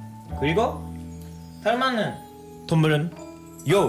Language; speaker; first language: Korean; non-native, fluent; Japanese